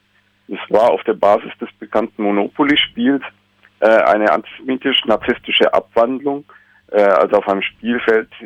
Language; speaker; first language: German; native; German